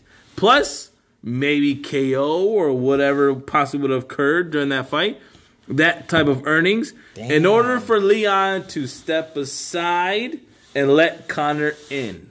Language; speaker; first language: English; native; English